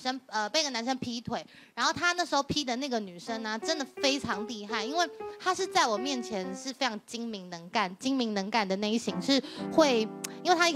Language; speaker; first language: Chinese; native; Chinese